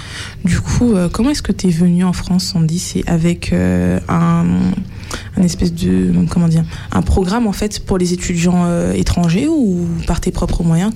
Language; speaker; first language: French; native; French